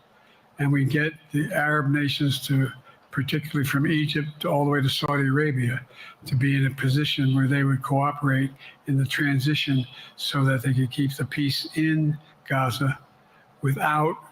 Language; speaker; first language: English; native; English